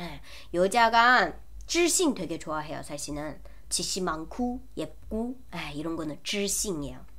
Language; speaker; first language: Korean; non-native, fluent; Chinese